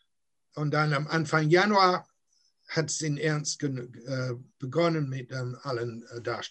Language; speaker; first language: German; non-native, fluent; English